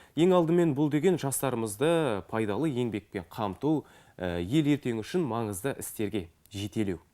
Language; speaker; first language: Kazakh; native; Kazakh